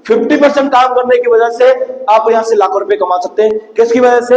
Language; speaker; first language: Hindi; native; Hindi